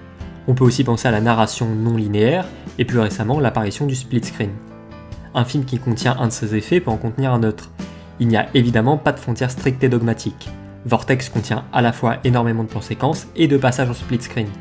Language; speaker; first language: French; native; French